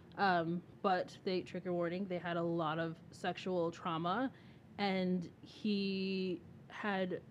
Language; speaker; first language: English; native; English